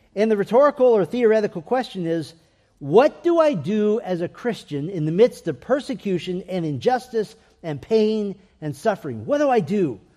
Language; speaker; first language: English; native; English